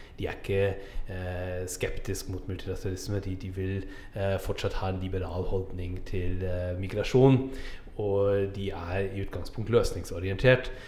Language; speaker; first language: Norwegian; non-native, fluent; German